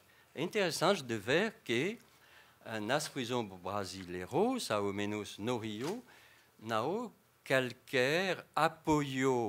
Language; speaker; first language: Portuguese; non-native, fluent; French